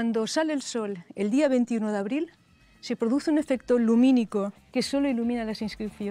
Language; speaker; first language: Spanish; non-native, local second language; Catalan